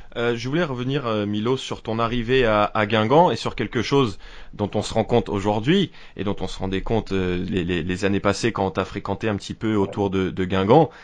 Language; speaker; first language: French; native; French